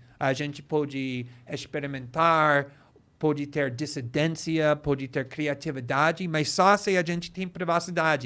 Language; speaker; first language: Portuguese; non-native, fluent; English